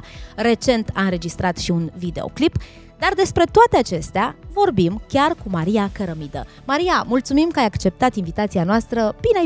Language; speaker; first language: Romanian; native; Romanian